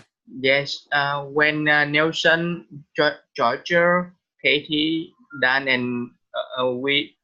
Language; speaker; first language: English; non-native, learner; Vietnamese